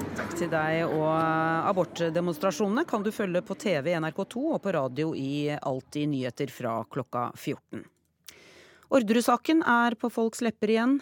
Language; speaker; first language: Norwegian; native; Norwegian